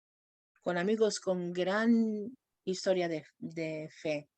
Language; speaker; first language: Spanish; non-native, fluent; English